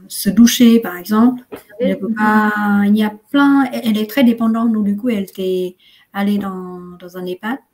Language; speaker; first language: French; non-native, fluent; Vietnamese